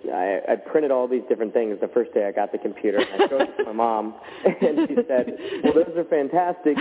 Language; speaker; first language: English; native; English